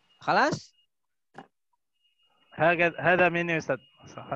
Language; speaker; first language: Arabic; non-native, learner; Indonesian